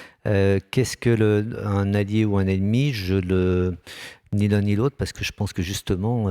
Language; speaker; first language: French; native; French